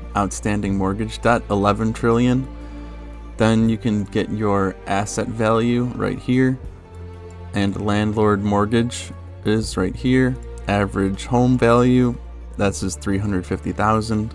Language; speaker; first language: English; native; English